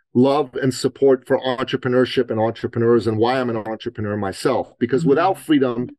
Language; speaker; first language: English; early bilingual, other home language; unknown